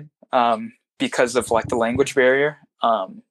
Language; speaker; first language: English; non-native, local second language; Swahili